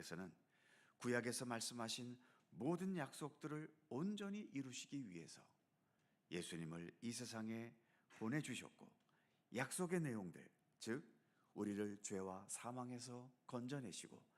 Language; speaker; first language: Korean; native; Korean